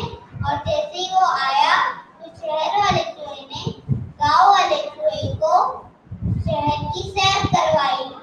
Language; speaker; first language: Hindi; native; Hindi